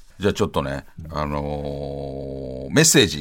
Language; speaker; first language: Japanese; native; Japanese